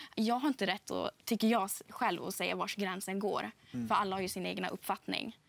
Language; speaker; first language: Swedish; native; Swedish